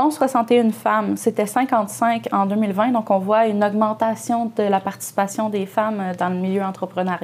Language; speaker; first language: French; native; French